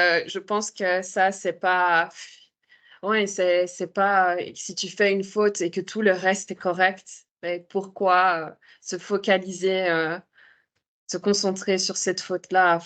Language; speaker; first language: French; native; French